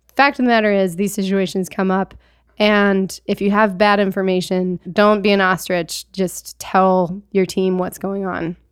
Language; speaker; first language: English; native; English